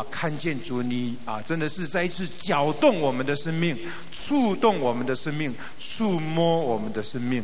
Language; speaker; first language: Chinese; native; Chinese